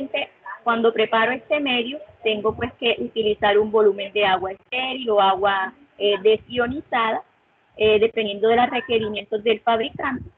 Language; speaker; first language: Spanish; native; Spanish